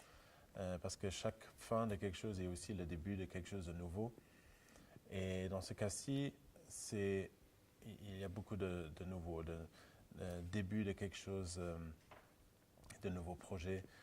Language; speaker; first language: French; non-native, local second language; Luxembourgish